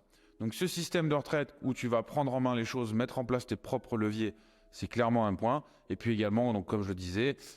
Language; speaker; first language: French; native; French